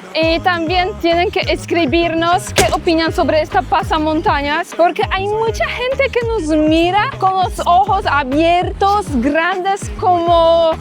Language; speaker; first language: Spanish; non-native, fluent; Polish